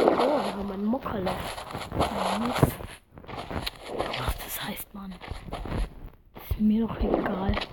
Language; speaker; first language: German; early bilingual, other home language; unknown